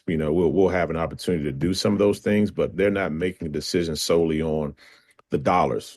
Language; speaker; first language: English; native; English